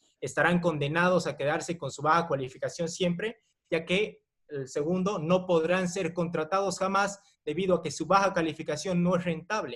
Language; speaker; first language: Spanish; native; Spanish